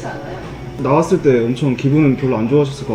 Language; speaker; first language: Korean; native; Korean